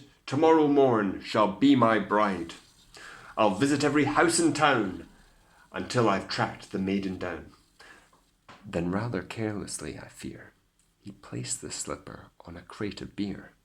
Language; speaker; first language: English; native; English